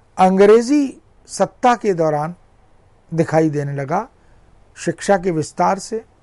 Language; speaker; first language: Hindi; native; Hindi